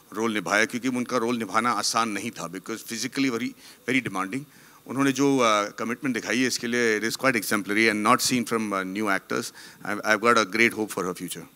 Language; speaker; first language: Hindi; non-native, local second language; Tamil